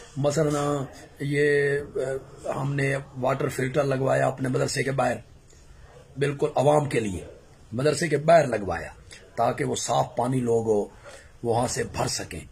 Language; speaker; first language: Urdu; non-native, local second language; Punjabi